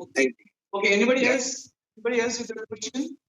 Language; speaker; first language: English; non-native, local second language; Tamil